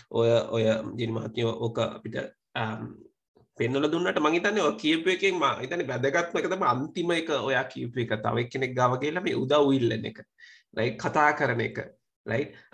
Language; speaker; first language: Sinhala; non-native, local second language; Tamil